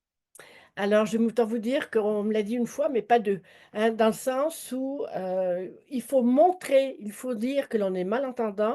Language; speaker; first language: French; native; French